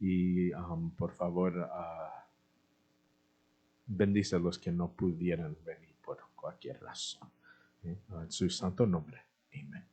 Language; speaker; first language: Spanish; early bilingual, heritage; Spanish